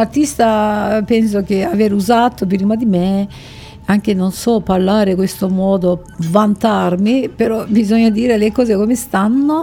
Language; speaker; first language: Italian; non-native, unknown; Turkish